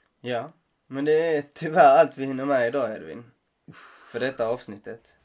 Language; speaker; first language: Swedish; native; Swedish